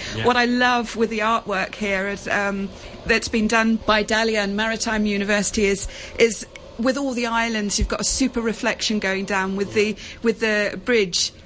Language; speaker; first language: English; native; English